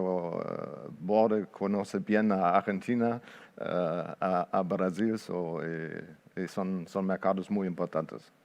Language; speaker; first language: Spanish; non-native, fluent; Portuguese